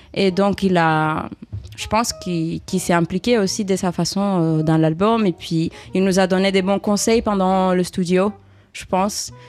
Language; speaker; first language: French; early bilingual, other home language; Greek